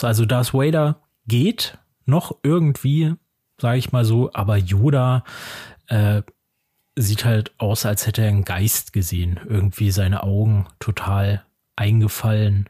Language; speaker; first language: German; native; German